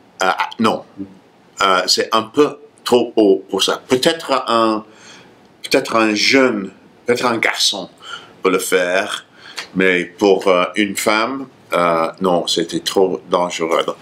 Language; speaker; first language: French; non-native, fluent; English